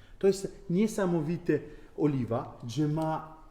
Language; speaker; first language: Polish; non-native, learner; Italian